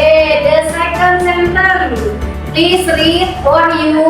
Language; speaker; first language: English; non-native, learner; Indonesian